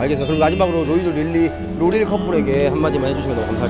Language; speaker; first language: Korean; native; Korean